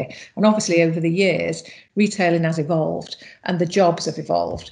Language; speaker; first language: English; native; English